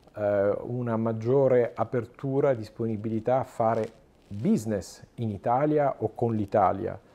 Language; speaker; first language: Italian; native; Italian